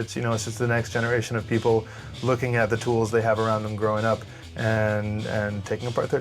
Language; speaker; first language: English; native; English